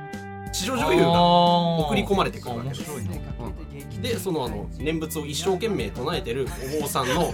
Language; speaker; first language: Japanese; native; Japanese